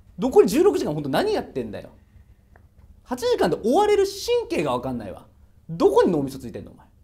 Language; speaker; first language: Japanese; native; Japanese